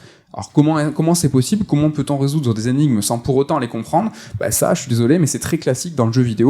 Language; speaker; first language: French; native; French